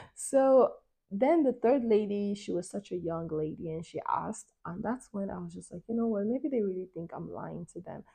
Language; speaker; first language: English; non-native, local second language; Yoruba